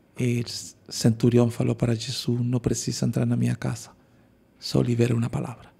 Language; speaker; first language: Portuguese; non-native, learner; Spanish